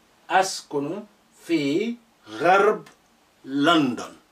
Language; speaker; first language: Arabic; non-native, fluent; English